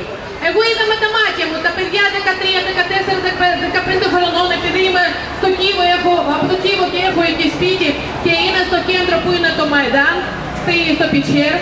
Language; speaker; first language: Greek; non-native, fluent; Russian